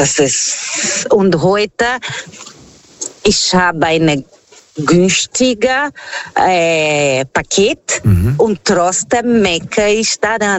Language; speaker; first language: German; non-native, fluent; Portuguese